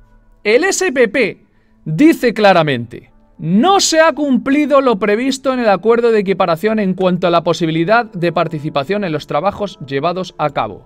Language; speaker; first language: Spanish; native; Spanish